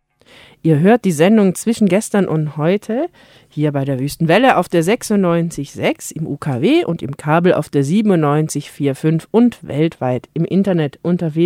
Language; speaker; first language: German; native; German